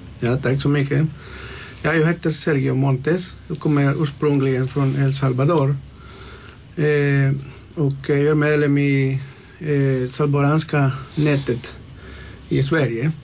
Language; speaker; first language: Swedish; non-native, local second language; Spanish